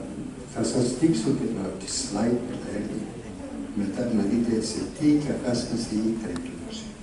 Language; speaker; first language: Greek; non-native, fluent; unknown